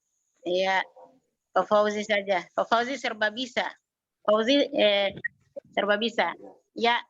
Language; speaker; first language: Indonesian; native; Indonesian